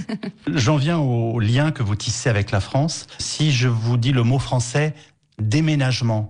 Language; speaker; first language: French; native; French